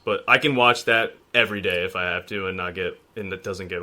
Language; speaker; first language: English; native; English